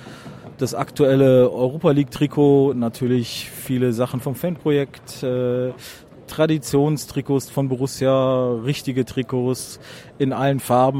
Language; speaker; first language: German; native; German